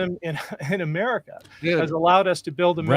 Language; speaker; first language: English; native; English